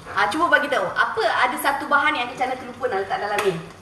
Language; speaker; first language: Malay; non-native, local second language; Tamil